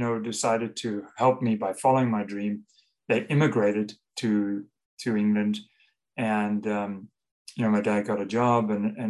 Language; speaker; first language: English; native; English